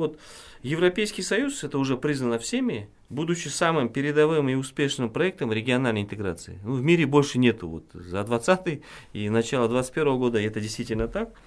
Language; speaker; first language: Russian; non-native, local second language; Kyrgyz